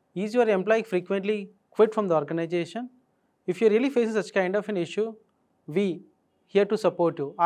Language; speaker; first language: English; non-native, local second language; Telugu